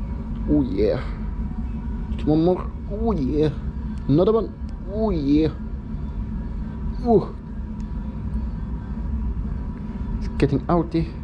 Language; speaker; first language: English; non-native, fluent; Dutch